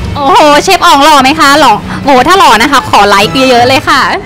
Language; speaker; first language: Thai; early bilingual, heritage; Thai